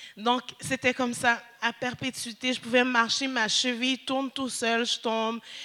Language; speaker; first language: French; early bilingual, other home language; Haitian Creole